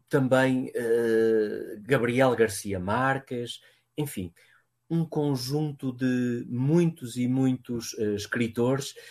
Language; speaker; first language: Portuguese; native; Portuguese